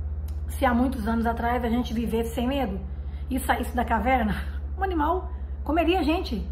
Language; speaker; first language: Portuguese; native; Portuguese